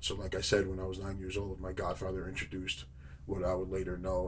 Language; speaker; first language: English; native; English